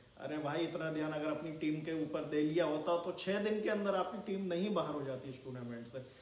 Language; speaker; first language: Hindi; native; Hindi